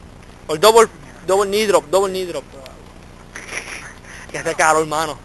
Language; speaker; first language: Spanish; native; Spanish